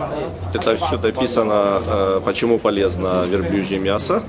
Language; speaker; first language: Russian; native; Russian